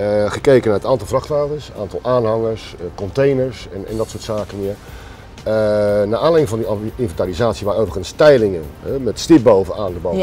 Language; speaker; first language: Dutch; native; Dutch